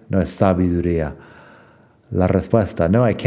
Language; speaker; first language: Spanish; non-native, fluent; English